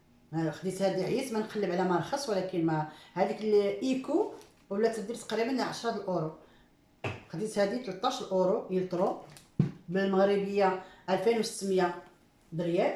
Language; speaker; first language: Arabic; native; Arabic